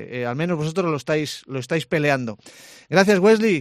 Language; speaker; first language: Spanish; native; Spanish